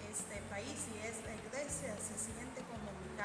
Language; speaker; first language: Spanish; non-native, fluent; English